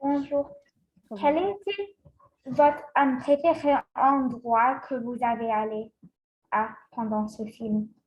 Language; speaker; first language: French; non-native, learner; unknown